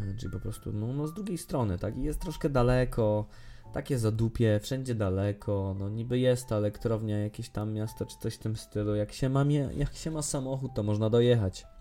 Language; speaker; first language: Polish; native; Polish